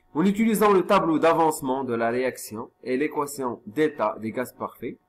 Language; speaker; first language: French; non-native, local second language; Arabic